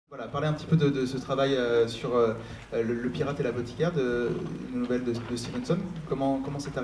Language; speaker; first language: French; native; French